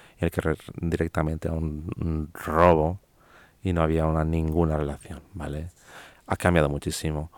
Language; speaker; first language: Spanish; non-native, local second language; Catalan